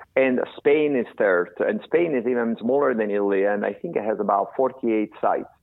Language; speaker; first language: English; non-native, fluent; Italian